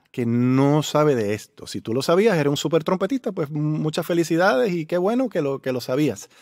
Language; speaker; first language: Spanish; native; Spanish